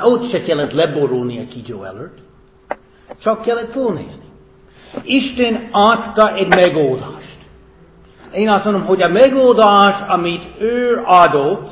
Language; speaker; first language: Hungarian; non-native, fluent; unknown